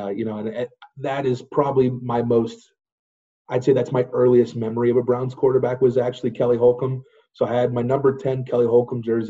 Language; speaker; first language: English; native; English